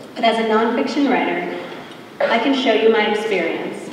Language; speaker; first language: English; native; English